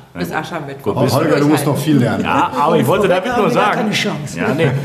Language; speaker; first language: German; native; German